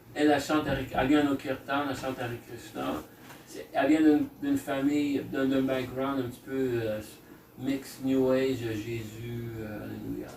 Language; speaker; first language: French; native; French